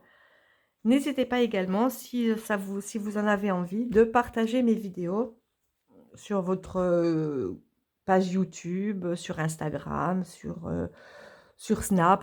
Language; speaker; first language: French; native; French